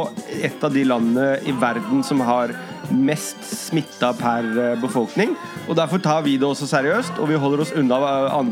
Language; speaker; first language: Norwegian; native; Norwegian